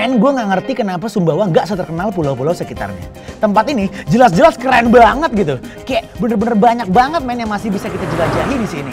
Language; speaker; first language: Indonesian; native; Indonesian